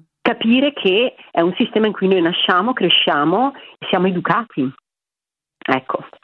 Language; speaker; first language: Italian; native; Italian